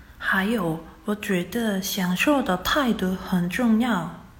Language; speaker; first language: Chinese; non-native, fluent; Korean